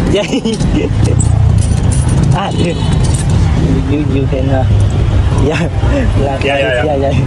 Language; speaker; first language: English; non-native, learner; Vietnamese